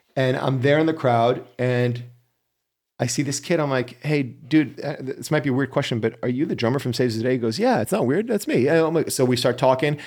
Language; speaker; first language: English; native; English